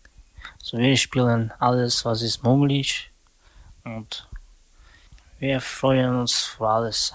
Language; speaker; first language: German; non-native, learner; Romany